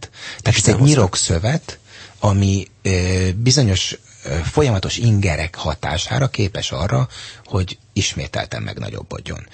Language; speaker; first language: Hungarian; native; Hungarian